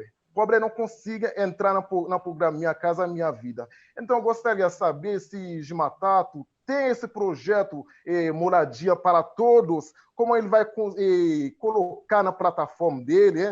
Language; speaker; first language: Portuguese; non-native, fluent; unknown